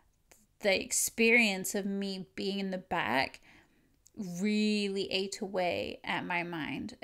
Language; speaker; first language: English; native; English